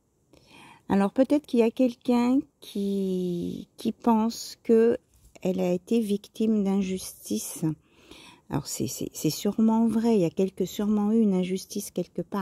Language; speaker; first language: French; native; French